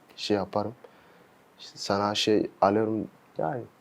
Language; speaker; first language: Turkish; non-native, fluent; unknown